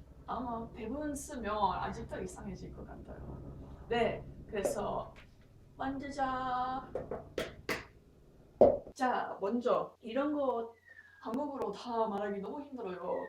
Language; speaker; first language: Korean; non-native, learner; English